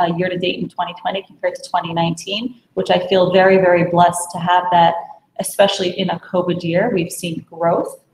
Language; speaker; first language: English; native; English